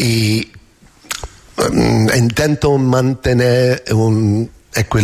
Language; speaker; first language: Spanish; non-native, fluent; English